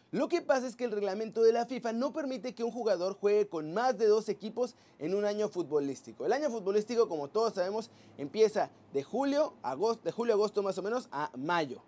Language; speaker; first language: Spanish; native; Spanish